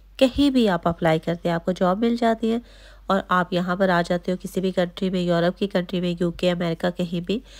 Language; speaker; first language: Urdu; native; Urdu